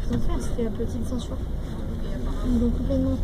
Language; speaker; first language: French; native; French